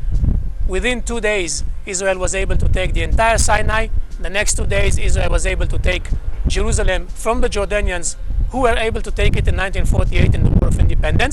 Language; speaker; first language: English; non-native, fluent; Hebrew